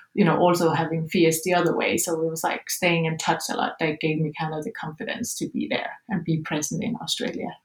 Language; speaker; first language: English; non-native, fluent; Danish